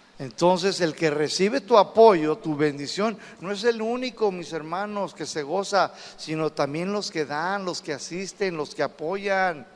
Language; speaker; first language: Spanish; early bilingual, heritage; Spanish